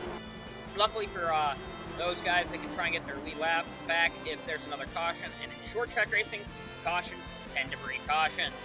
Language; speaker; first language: English; native; English